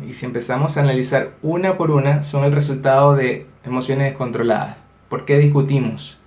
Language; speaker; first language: Spanish; native; Spanish